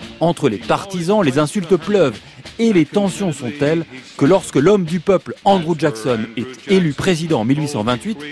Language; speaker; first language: French; native; French